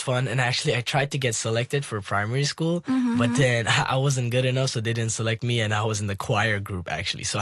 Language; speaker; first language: English; non-native, local second language; Nepali